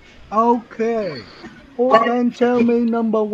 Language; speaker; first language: English; non-native, fluent; Vietnamese